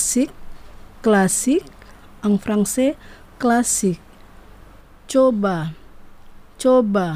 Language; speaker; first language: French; non-native, fluent; Indonesian